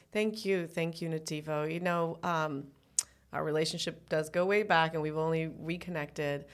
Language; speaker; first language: English; early bilingual, other home language; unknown